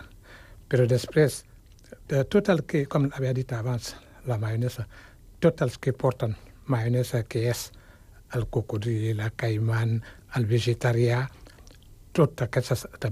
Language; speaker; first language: Catalan; non-native, fluent; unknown